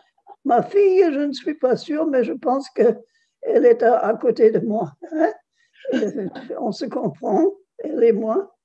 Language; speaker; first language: French; non-native, fluent; German